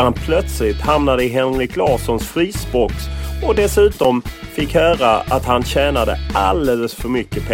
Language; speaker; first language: Swedish; native; Swedish